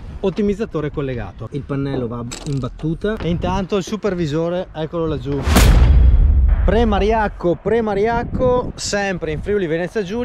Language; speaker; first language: Italian; native; Italian